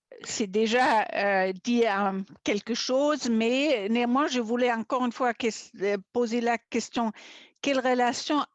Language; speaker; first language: French; non-native, fluent; German